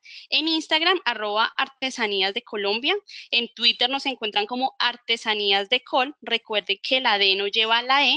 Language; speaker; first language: Spanish; native; Spanish